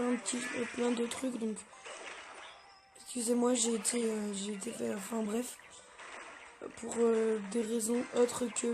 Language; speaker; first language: French; native; French